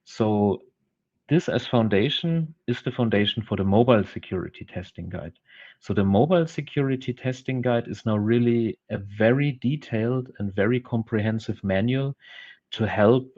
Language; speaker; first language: English; non-native, fluent; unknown